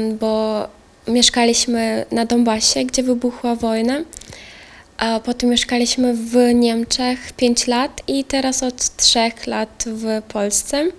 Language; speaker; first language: Polish; non-native, fluent; Russian